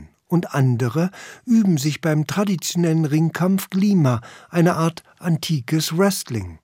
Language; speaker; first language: German; native; German